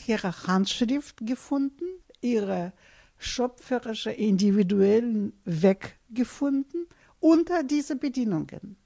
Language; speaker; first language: German; non-native, fluent; Russian